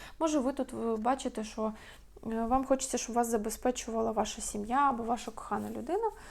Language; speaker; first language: Ukrainian; non-native, local second language; Russian